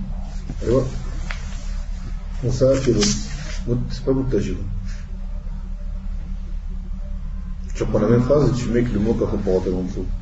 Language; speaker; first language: Arabic; non-native, fluent; French